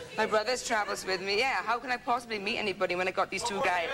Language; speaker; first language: English; native; English